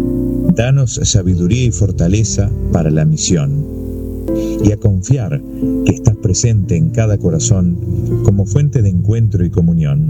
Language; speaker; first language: Spanish; native; Spanish